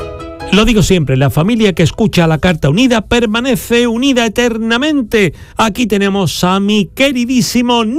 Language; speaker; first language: Spanish; native; Spanish